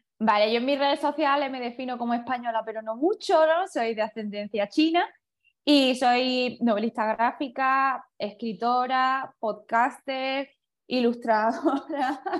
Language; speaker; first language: Spanish; early bilingual, other home language; Chinese